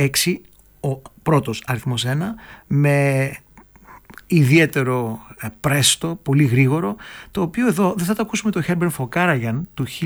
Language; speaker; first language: Greek; native; Greek